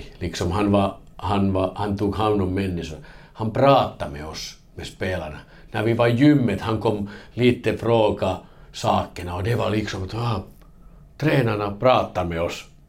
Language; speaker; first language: Swedish; non-native, fluent; Finnish